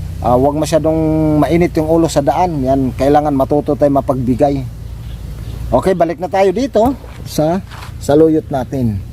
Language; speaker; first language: Filipino; non-native, local second language; Cebuano